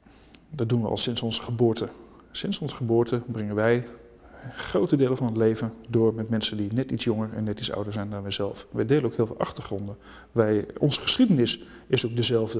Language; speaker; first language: Dutch; native; Dutch